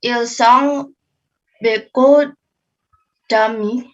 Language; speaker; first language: French; non-native, learner; Indonesian